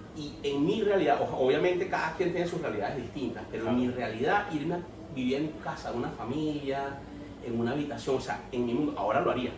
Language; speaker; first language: Spanish; native; Spanish